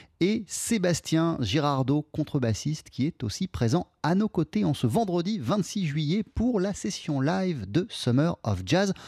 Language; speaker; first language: French; native; French